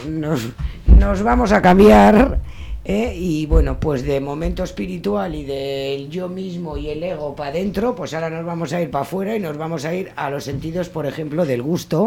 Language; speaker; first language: Spanish; native; Spanish